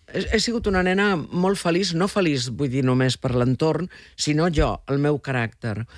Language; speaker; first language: Catalan; early bilingual, heritage; Catalan